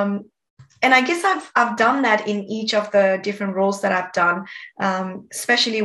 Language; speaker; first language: English; non-native, local second language; Nepali